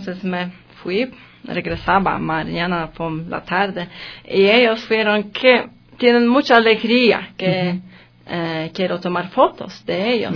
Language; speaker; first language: Spanish; non-native, learner; Polish